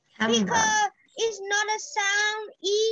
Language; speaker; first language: English; non-native, learner; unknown